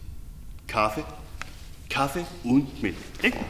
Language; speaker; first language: Danish; non-native, learner; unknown